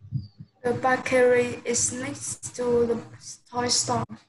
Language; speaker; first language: English; non-native, learner; Vietnamese